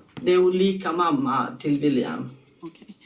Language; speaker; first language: Swedish; non-native, learner; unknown